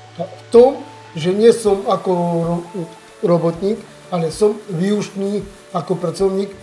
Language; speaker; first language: Slovak; non-native, local second language; Romany